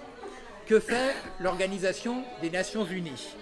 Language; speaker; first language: French; native; French